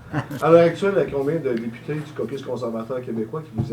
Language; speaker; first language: French; native; French